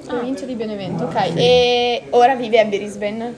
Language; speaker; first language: Italian; early bilingual, heritage; Italian